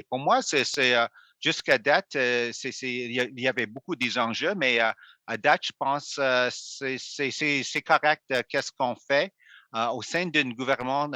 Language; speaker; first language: French; non-native, local second language; English